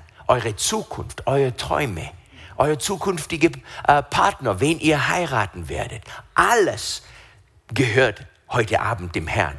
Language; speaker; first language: German; non-native, fluent; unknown